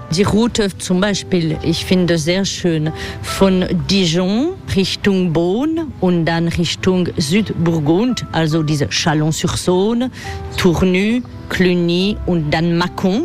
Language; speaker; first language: German; non-native, fluent; French